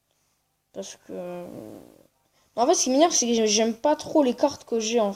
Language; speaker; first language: French; native; French